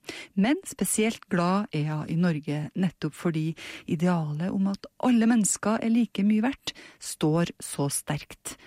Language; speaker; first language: Norwegian; native; Norwegian